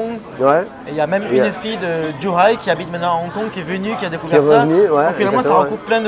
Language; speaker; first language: French; native; French